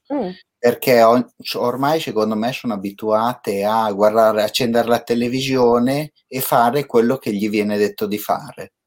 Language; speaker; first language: Italian; native; Italian